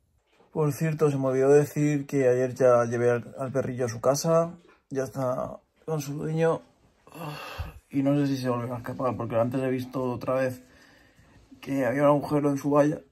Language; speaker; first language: Spanish; native; Spanish